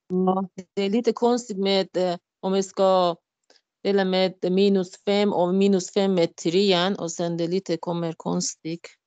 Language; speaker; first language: Swedish; non-native, learner; Arabic